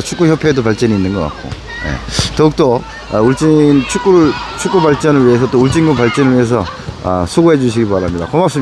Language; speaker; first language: Korean; native; Korean